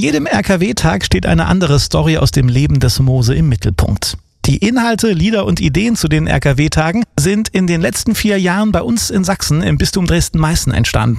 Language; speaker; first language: German; native; German